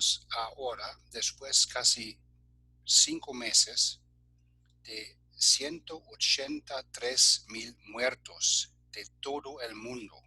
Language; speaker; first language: Spanish; non-native, fluent; German